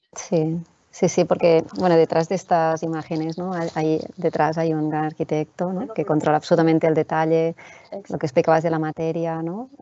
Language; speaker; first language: Spanish; non-native, local second language; Catalan